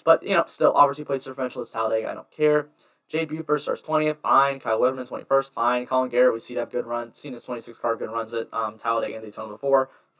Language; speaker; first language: English; native; English